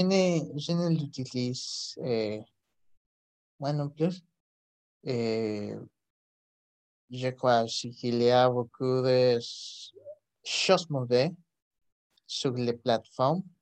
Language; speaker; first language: French; non-native, learner; Spanish